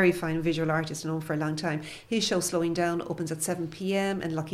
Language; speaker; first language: English; native; English